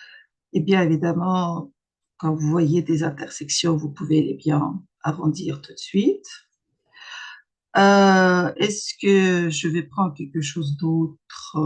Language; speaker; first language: French; non-native, fluent; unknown